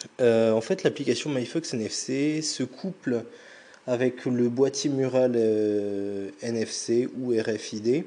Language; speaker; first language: French; native; French